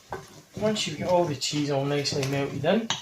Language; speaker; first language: English; native; English